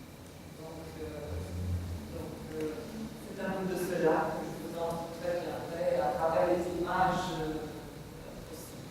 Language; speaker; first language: French; non-native, fluent; Romanian